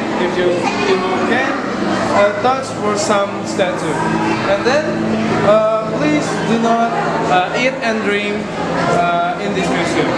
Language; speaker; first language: English; non-native, learner; Indonesian